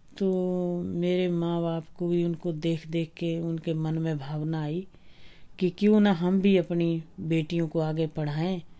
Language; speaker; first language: Hindi; native; Hindi